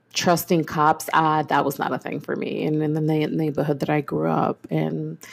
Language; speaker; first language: English; native; English